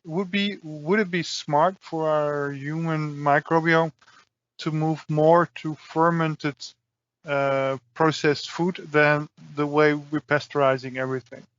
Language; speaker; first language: English; non-native, fluent; Dutch